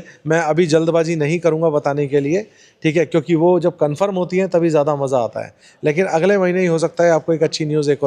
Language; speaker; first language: Hindi; native; Hindi